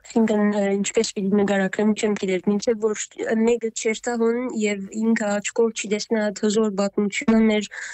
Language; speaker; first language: Armenian; early bilingual, heritage; Armenian